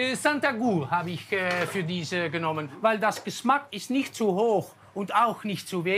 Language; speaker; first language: German; non-native, learner; Dutch